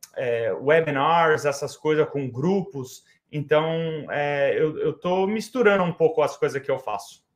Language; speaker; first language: Portuguese; early bilingual, heritage; English